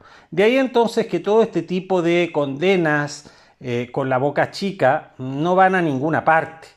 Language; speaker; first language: Spanish; native; Spanish